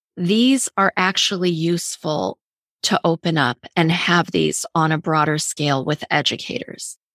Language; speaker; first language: English; native; English